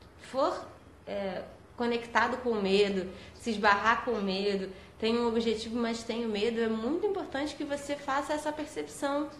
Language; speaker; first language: Portuguese; native; Portuguese